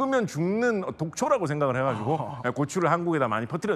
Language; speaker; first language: Korean; native; Korean